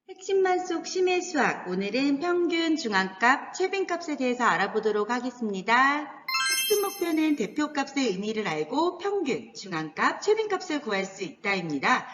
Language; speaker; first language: Korean; native; Korean